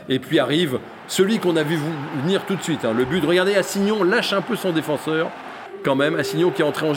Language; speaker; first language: French; native; French